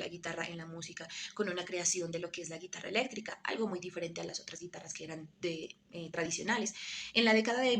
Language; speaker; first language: Spanish; native; Spanish